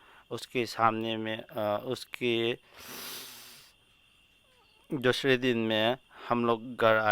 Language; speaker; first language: Hindi; non-native, local second language; Manipuri